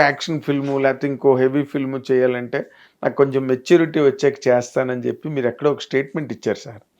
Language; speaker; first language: Telugu; native; Telugu